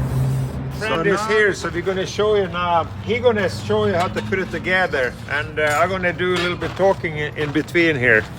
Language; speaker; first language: English; non-native, fluent; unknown